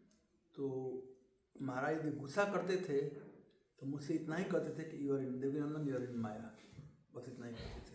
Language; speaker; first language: Hindi; native; Hindi